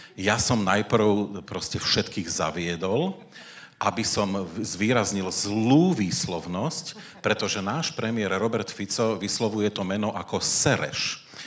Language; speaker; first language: Slovak; native; Slovak